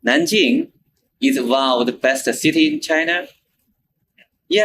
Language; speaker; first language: English; non-native, learner; Chinese